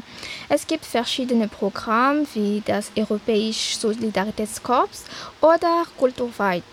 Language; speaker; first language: German; non-native, fluent; Malagasy